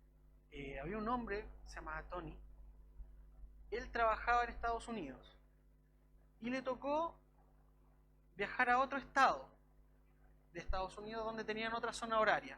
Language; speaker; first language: Spanish; native; Spanish